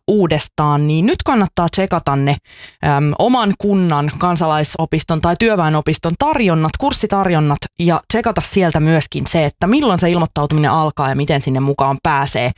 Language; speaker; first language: Finnish; native; Finnish